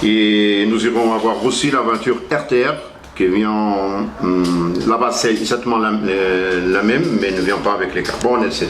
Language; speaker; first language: French; non-native, learner; Portuguese